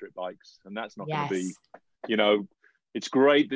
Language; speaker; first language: English; native; English